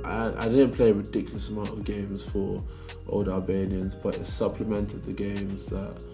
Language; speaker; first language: English; native; English